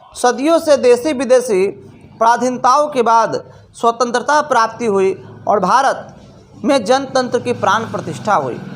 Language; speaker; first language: Hindi; native; Hindi